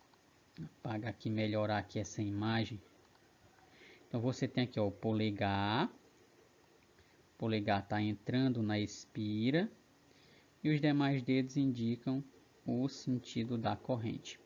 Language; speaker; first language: Portuguese; native; Portuguese